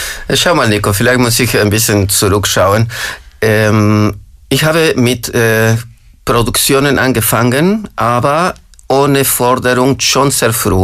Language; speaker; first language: German; non-native, fluent; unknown